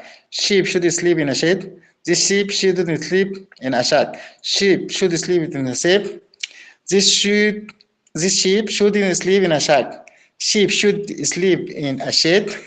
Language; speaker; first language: English; non-native, learner; Arabic